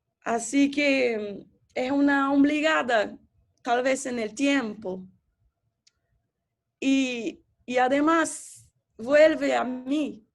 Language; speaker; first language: Spanish; non-native, fluent; Portuguese